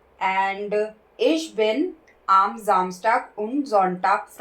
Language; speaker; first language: German; non-native, fluent; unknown